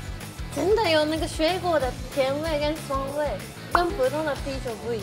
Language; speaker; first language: Chinese; non-native, fluent; Japanese